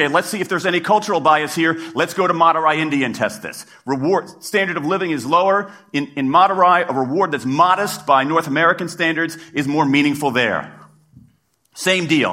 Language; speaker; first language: English; native; English